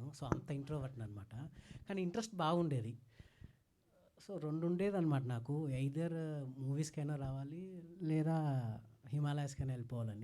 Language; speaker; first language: Telugu; native; Telugu